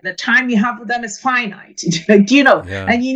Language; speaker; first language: English; non-native, local second language; Akan